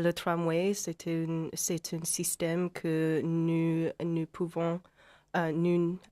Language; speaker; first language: French; non-native, learner; English